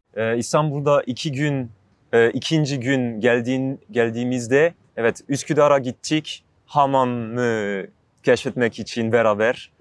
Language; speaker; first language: Turkish; non-native, fluent; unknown